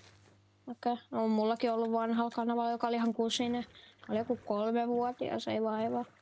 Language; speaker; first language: Finnish; native; Finnish